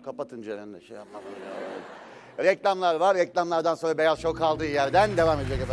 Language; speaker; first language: Turkish; native; Turkish